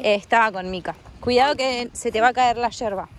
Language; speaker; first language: Spanish; native; Spanish